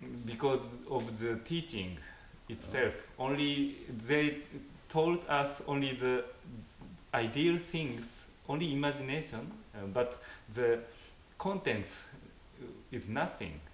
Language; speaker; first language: English; non-native, fluent; Japanese